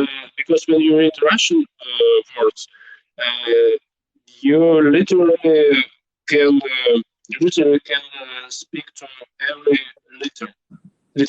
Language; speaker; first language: English; non-native, learner; Belarusian